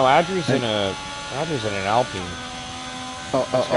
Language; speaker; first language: English; native; English